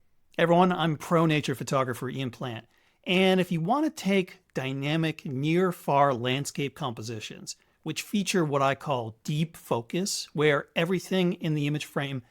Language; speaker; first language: English; native; English